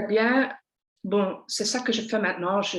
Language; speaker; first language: French; non-native, local second language; Dutch